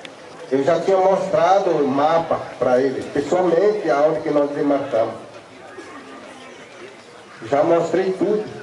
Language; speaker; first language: Portuguese; non-native, local second language; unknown